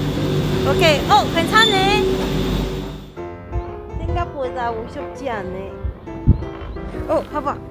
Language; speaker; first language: Korean; non-native, learner; Cantonese